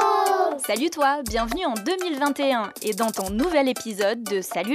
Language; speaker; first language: French; native; French